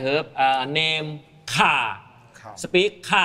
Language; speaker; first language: Thai; native; Thai